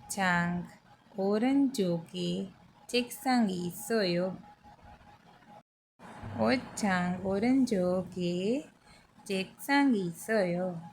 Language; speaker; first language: Korean; non-native, fluent; Hindi